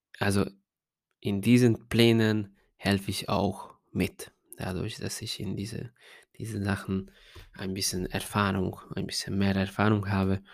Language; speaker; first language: German; non-native, fluent; Hungarian